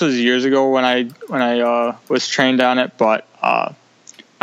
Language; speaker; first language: English; native; English